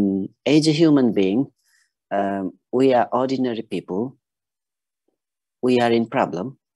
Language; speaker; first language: English; non-native, fluent; Vietnamese